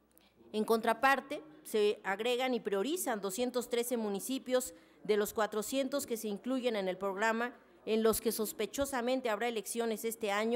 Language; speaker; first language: Spanish; native; Spanish